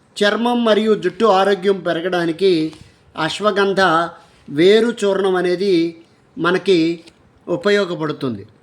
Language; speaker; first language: Telugu; native; Telugu